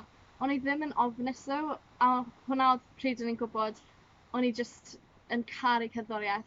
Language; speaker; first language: Welsh; non-native, local second language; English